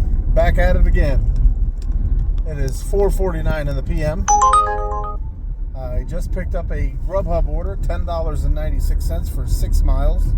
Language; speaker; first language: English; native; English